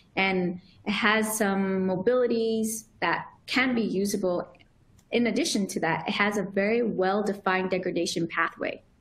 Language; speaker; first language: English; native; English